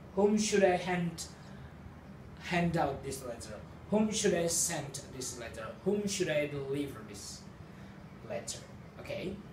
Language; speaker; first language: English; non-native, fluent; Indonesian